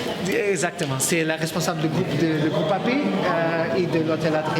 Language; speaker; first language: French; non-native, learner; Portuguese